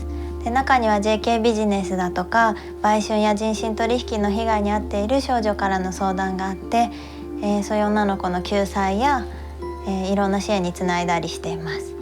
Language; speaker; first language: Japanese; native; Japanese